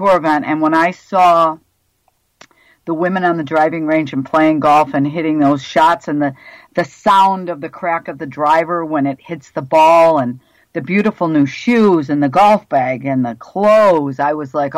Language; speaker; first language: English; native; English